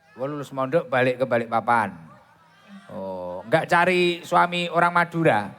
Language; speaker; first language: Indonesian; non-native, local second language; Javanese